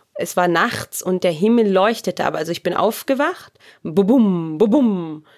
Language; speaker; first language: German; early bilingual, other home language; Arabic